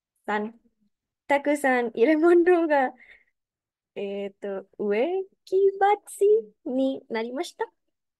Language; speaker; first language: Japanese; non-native, learner; Spanish